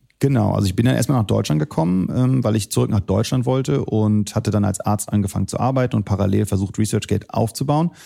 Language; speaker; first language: German; early bilingual, other home language; Arabic